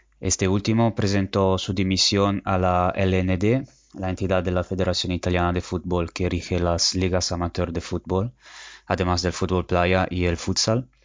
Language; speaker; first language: Spanish; non-native, fluent; Italian